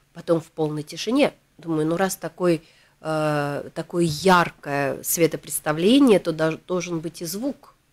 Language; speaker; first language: Russian; native; Russian